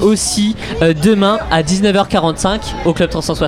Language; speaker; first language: French; native; French